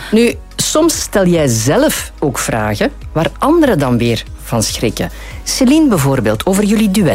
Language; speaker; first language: Dutch; native; Dutch